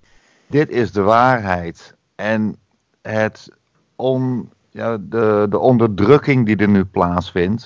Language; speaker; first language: Dutch; native; Dutch